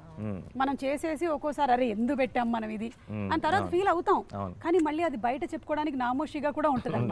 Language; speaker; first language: Telugu; native; Telugu